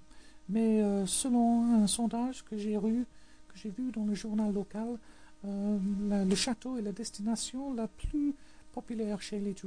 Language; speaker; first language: French; non-native, fluent; English